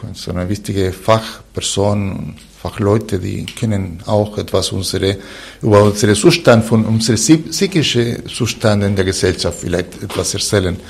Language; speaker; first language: German; non-native, fluent; Spanish